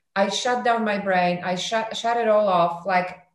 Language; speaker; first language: English; non-native, fluent; Polish